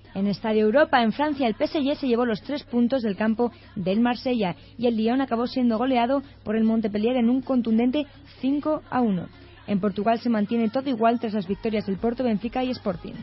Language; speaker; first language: Spanish; native; Spanish